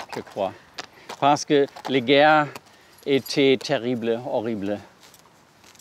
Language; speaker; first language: French; non-native, learner; German